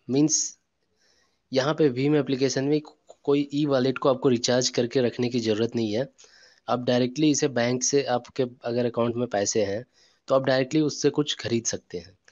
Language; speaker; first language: Hindi; native; Hindi